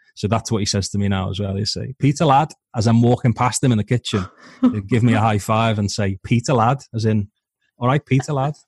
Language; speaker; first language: English; native; English